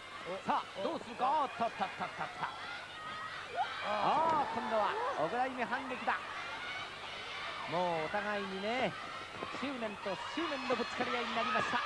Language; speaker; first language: Japanese; native; Japanese